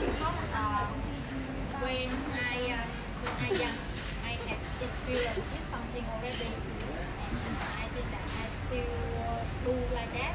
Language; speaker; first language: English; non-native, local second language; Vietnamese